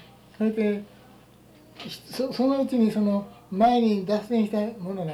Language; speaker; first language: Japanese; native; Japanese